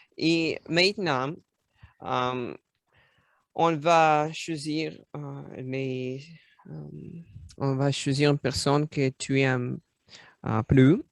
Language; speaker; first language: French; non-native, learner; Russian